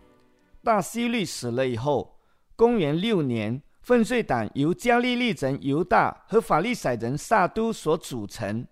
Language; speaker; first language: Chinese; native; Chinese